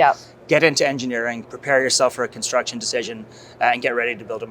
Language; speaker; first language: English; native; English